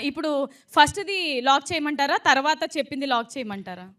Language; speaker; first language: Telugu; native; Telugu